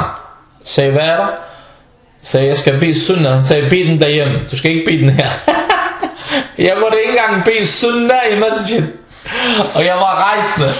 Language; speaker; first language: Danish; early bilingual, other home language; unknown